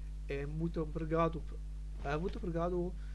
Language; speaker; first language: Portuguese; non-native, learner; German